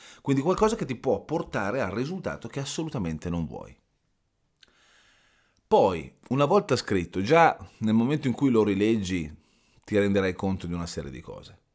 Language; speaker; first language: Italian; native; Italian